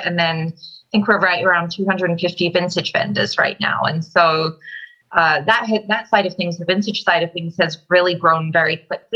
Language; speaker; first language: English; native; English